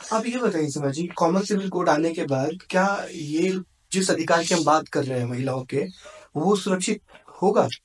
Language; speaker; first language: Hindi; native; Hindi